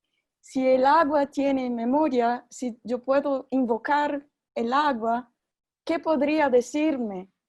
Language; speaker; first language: Spanish; non-native, fluent; Portuguese